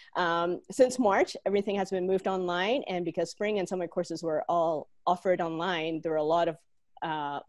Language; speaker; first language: English; non-native, local second language; Cantonese